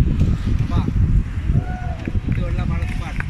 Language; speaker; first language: Malay; native; Malay